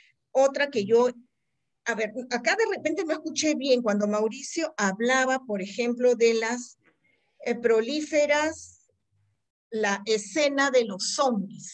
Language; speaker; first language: Spanish; native; Spanish